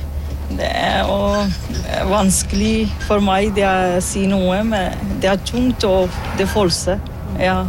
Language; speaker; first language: Norwegian; non-native, learner; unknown